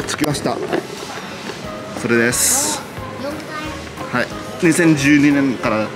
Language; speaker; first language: Japanese; non-native, fluent; Indonesian